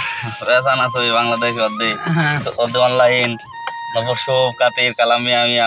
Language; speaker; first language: Arabic; non-native, learner; Bangla